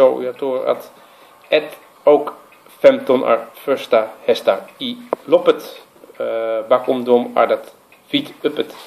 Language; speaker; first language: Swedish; non-native, fluent; Dutch